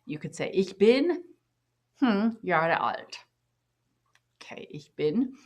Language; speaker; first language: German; non-native, fluent; English